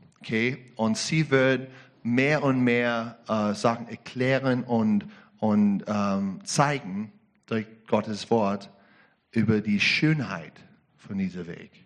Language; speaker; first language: German; non-native, learner; English